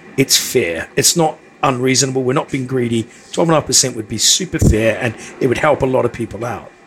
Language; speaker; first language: English; native; English